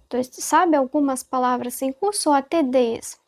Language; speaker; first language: Portuguese; non-native, fluent; Russian